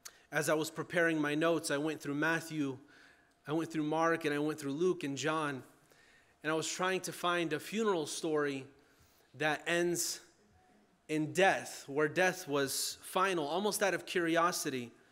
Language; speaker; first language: English; early bilingual, other home language; Ukrainian